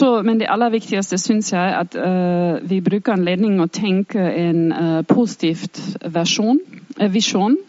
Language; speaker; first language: Norwegian; non-native, fluent; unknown